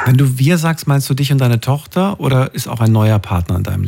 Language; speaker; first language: German; native; German